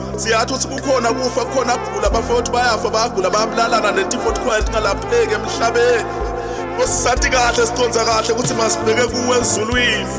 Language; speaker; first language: Zulu; non-native, local second language; Swati